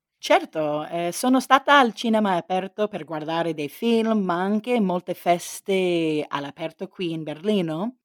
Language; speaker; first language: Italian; non-native, fluent; English